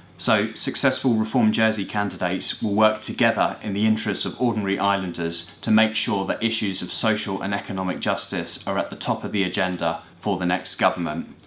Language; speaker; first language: English; native; English